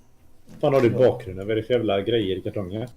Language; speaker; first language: Swedish; native; Swedish